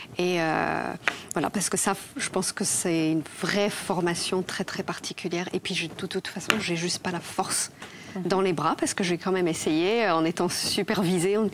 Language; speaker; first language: French; non-native, fluent; Polish